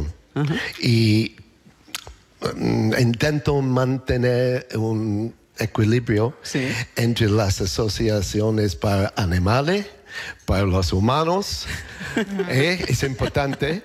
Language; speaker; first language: Spanish; non-native, learner; English